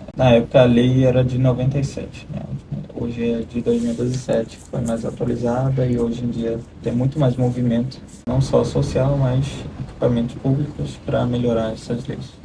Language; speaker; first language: Portuguese; non-native, fluent; Arabic